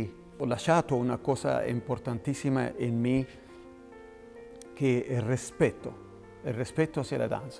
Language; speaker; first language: Italian; non-native, learner; Spanish